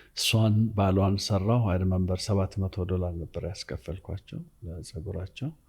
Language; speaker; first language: Amharic; native; Amharic